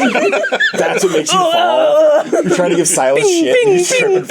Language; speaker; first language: English; native; English